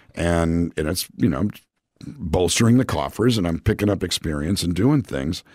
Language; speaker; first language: English; native; English